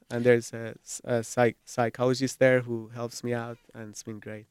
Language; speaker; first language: English; non-native, fluent; Persian